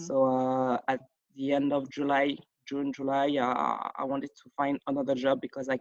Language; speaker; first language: English; non-native, fluent; French